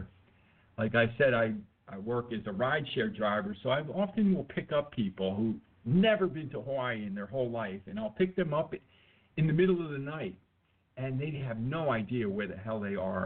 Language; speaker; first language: English; native; English